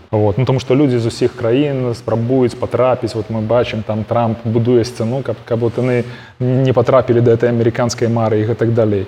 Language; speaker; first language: Belarusian; non-native, local second language; Polish